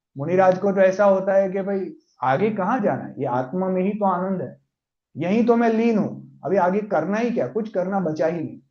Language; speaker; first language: Hindi; non-native, local second language; Gujarati